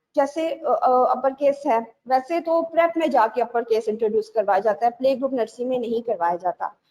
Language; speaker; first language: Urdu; native; Urdu